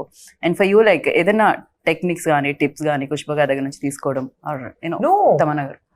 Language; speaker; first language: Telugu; native; Telugu